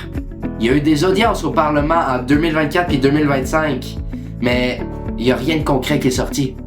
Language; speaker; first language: French; native; French